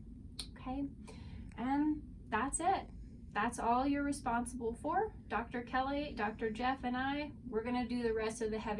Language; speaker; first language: English; native; English